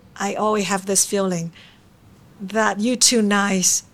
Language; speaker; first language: English; non-native, fluent; Vietnamese